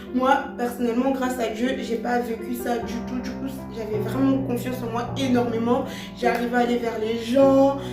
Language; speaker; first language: French; early bilingual, other home language; Lingala